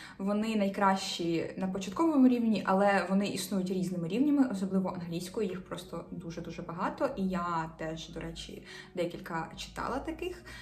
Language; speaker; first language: Ukrainian; native; Ukrainian